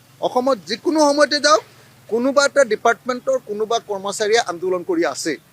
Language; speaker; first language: Assamese; native; Assamese